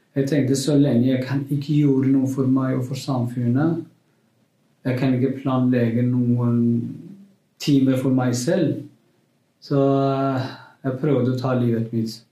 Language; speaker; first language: Norwegian; non-native, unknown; Kurdish